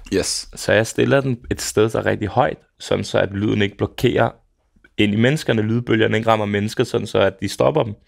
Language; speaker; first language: Danish; early bilingual, other home language; Serbian